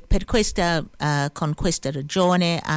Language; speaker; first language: Italian; early bilingual, heritage; Italian